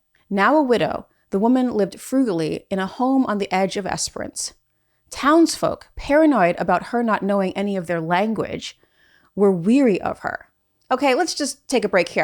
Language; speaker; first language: English; native; English